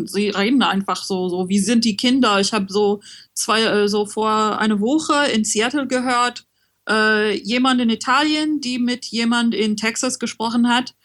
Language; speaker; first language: German; non-native, fluent; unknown